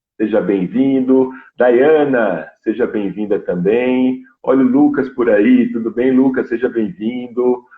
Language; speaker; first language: Portuguese; native; Portuguese